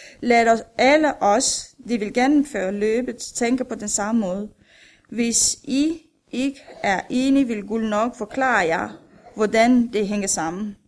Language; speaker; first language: Danish; non-native, fluent; Romanian